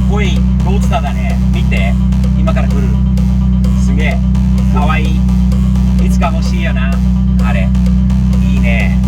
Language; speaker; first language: Japanese; non-native, fluent; English